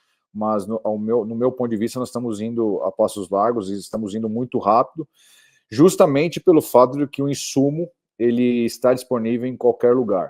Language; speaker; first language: Portuguese; native; Portuguese